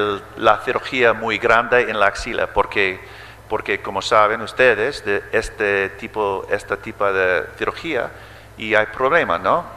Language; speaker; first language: Spanish; early bilingual, heritage; English